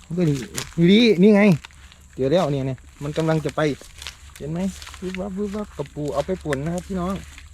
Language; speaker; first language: Thai; native; Thai